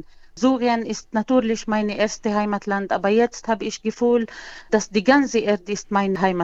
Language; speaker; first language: German; non-native, learner; Arabic